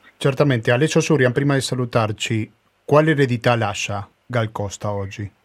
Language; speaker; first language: Italian; non-native, fluent; Spanish